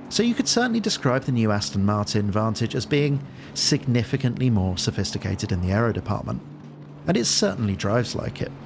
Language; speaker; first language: English; native; English